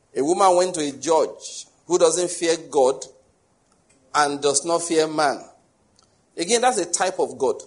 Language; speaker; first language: English; non-native, local second language; Yoruba